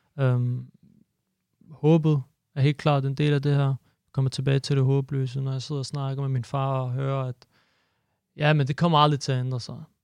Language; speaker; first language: Danish; early bilingual, other home language; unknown